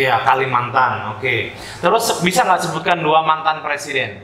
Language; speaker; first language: Indonesian; native; Indonesian